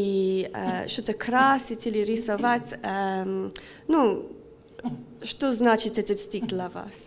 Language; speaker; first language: Russian; non-native, local second language; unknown